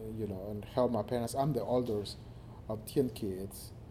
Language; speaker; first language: English; non-native, fluent; Spanish